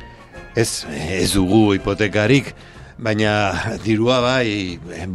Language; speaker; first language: Basque; non-native, learner; Spanish